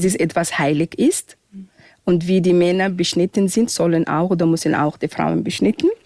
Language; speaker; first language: German; non-native, fluent; Arabic